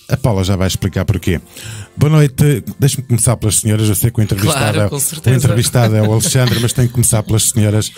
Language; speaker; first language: Portuguese; native; Portuguese